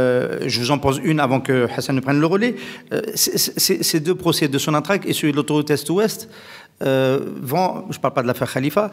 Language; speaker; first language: French; non-native, local second language; Arabic